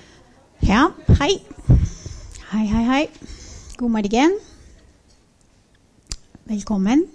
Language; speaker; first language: Norwegian; non-native, fluent; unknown